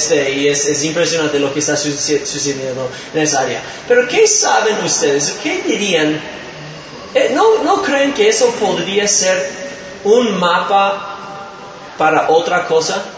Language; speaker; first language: Spanish; non-native, fluent; English